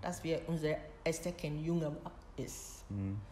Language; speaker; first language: German; non-native, learner; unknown